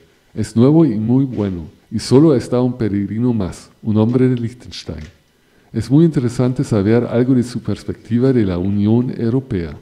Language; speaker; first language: Spanish; non-native, fluent; German